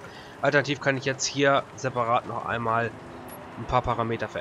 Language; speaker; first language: German; native; German